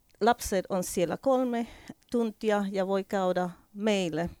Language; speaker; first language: Finnish; non-native, learner; Spanish